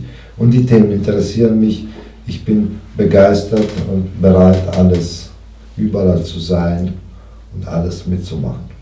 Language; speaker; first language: German; non-native, fluent; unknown